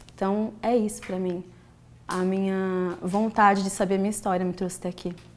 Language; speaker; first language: Portuguese; native; Portuguese